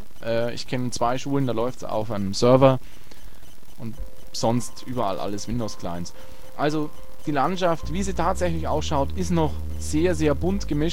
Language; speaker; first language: German; native; German